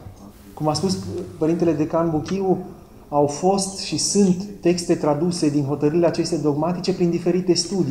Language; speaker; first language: Romanian; native; Romanian